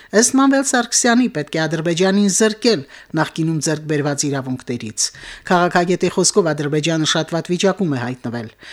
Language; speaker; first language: Armenian; native; Armenian